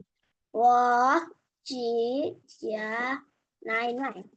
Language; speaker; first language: Chinese; non-native, learner; Indonesian